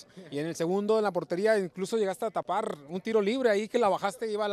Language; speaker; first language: Spanish; native; Spanish